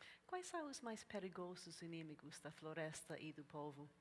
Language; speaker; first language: Portuguese; non-native, learner; English